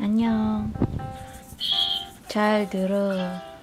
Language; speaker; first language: Korean; non-native, learner; Filipino